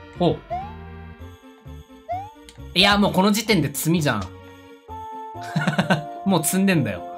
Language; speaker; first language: Japanese; native; Japanese